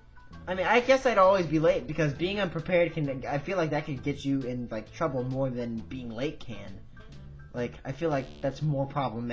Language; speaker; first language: English; native; English